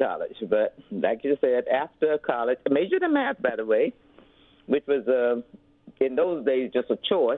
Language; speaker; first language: English; native; English